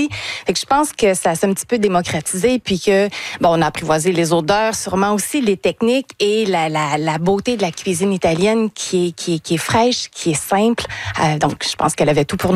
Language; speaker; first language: French; native; French